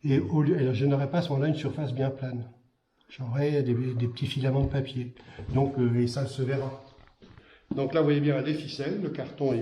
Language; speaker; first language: French; native; French